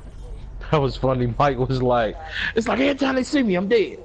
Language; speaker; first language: English; native; English